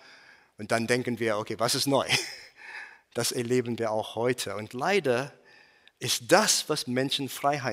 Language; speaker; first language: German; non-native, fluent; English